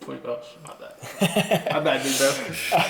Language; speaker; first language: English; native; English